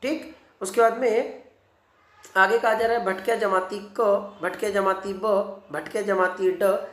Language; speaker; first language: Hindi; non-native, local second language; Marathi